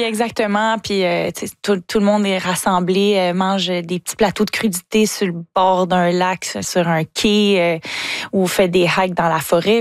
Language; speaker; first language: French; native; French